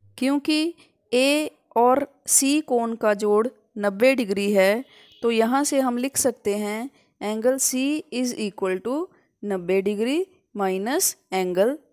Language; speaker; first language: Hindi; non-native, local second language; Punjabi